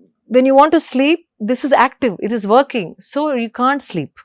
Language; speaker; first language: English; non-native, local second language; Telugu